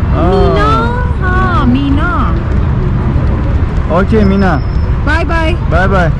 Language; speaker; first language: English; non-native, learner; Persian